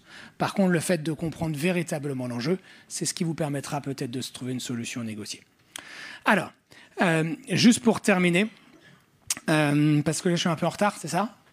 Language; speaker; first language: French; native; French